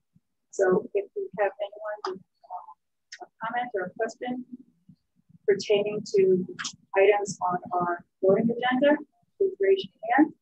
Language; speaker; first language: English; native; English